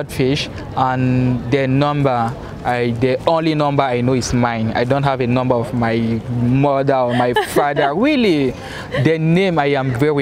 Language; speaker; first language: English; non-native, learner; French